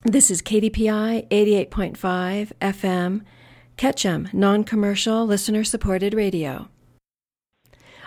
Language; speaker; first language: English; native; English